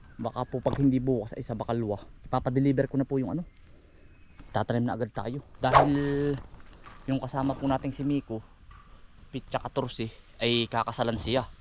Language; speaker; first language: Filipino; native; Filipino